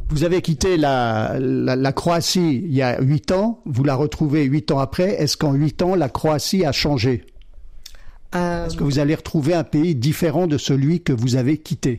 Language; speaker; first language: French; native; French